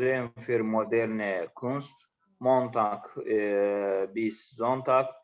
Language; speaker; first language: German; non-native, learner; Azerbaijani